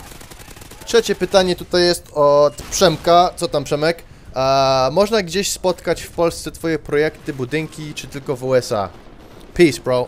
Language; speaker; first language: Polish; early bilingual, heritage; Polish